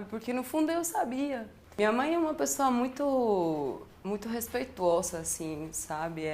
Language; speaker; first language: Portuguese; non-native, fluent; Spanish